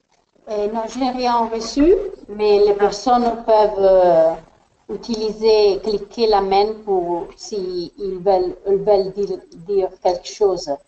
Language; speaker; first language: French; non-native, fluent; Spanish